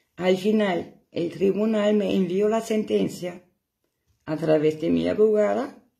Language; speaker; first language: Spanish; non-native, fluent; German